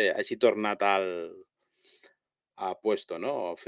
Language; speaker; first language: Spanish; non-native, local second language; Catalan